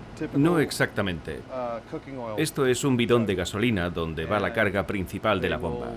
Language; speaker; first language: Spanish; native; Spanish